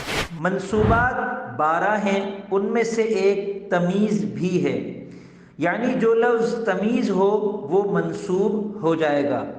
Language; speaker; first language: Urdu; native; Urdu